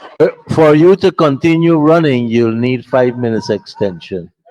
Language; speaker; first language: English; native; English